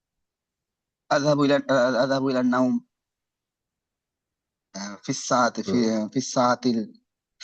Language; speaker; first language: Arabic; non-native, learner; Bangla